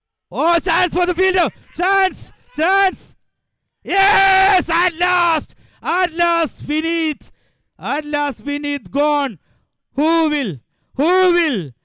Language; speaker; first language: English; non-native, local second language; Malayalam